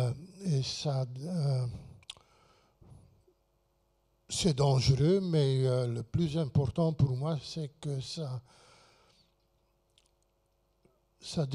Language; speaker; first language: French; non-native, fluent; Dutch